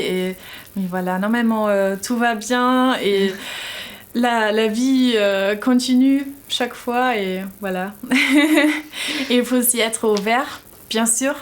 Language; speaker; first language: French; non-native, fluent; German